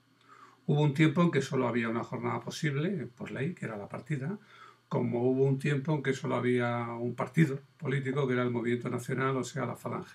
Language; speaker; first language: Spanish; native; Spanish